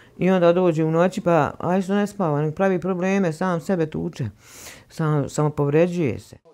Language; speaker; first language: Croatian; native; Croatian